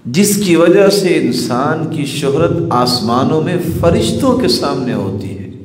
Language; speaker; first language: Urdu; non-native, local second language; Punjabi